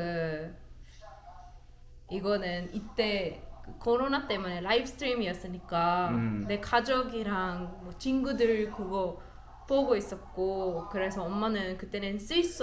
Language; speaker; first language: Korean; non-native, learner; German